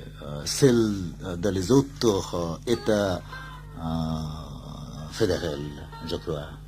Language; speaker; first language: French; non-native, fluent; Bangla